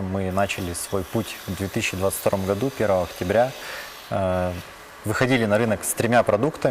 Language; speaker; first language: Russian; native; Russian